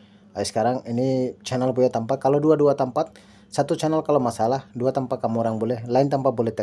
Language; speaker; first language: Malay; non-native, learner; Bangla